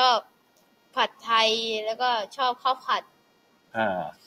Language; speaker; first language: Thai; early bilingual, other home language; Portuguese